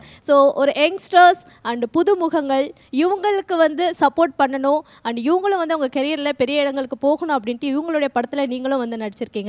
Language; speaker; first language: Tamil; native; Tamil